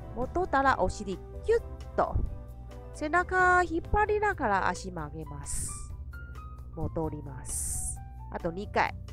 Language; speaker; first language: Japanese; non-native, fluent; Chinese